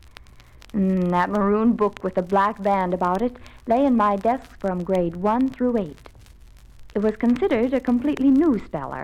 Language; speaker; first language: English; native; English